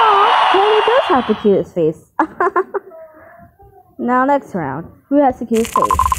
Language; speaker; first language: English; native; English